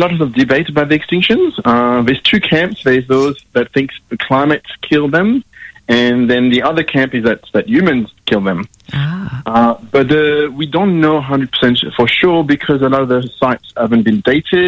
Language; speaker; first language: English; non-native, fluent; French